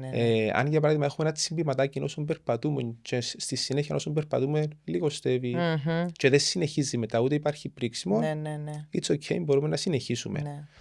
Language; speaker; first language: Greek; native; Greek